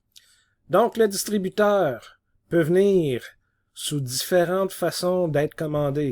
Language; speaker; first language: French; native; French